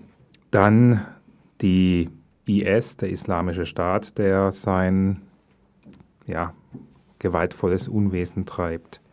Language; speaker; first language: German; native; German